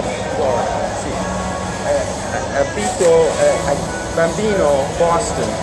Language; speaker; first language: Italian; non-native, learner; English